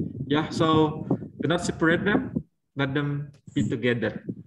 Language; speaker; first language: English; non-native, fluent; Indonesian